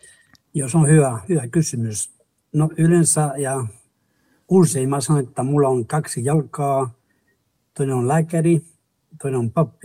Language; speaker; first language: Finnish; non-native, fluent; Spanish